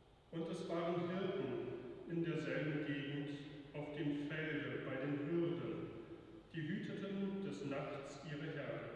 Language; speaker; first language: German; native; German